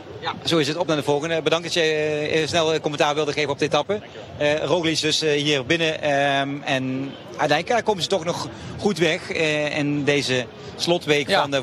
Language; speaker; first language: Dutch; native; Dutch